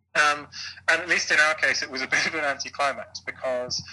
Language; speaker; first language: English; native; English